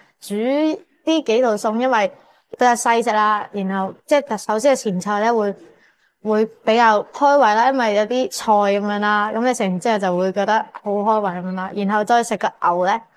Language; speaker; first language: Cantonese; native; Cantonese